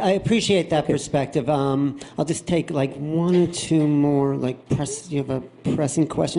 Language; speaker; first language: English; native; English